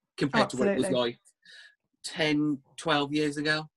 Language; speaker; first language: English; native; English